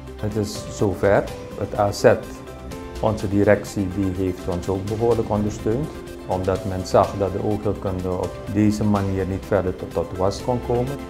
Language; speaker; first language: Dutch; native; Dutch